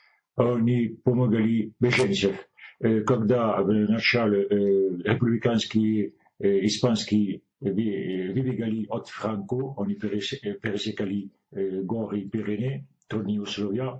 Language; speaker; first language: Russian; non-native, learner; French